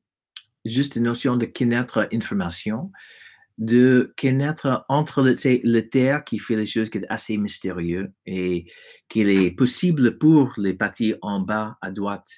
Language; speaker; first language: French; non-native, fluent; English